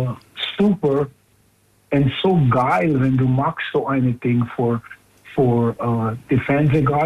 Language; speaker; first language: German; non-native, fluent; English